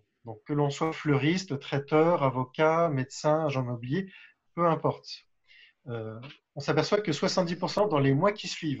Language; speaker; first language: French; native; French